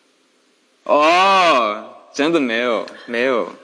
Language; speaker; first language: Chinese; non-native, learner; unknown